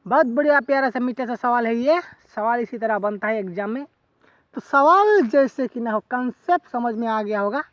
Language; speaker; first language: Hindi; non-native, local second language; Bangla